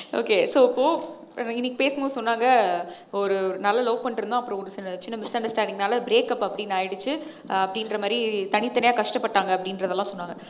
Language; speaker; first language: Tamil; native; Tamil